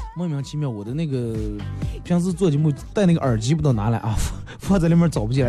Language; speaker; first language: Chinese; native; Chinese